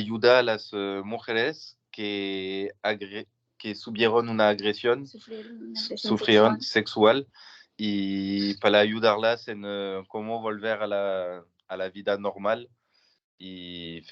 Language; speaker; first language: Spanish; non-native, learner; French